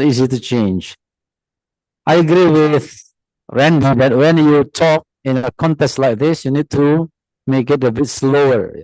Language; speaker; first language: English; non-native, fluent; Indonesian